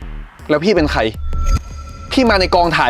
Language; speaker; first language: Thai; native; Thai